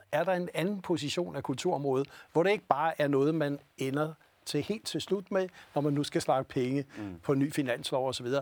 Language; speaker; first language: Danish; native; Danish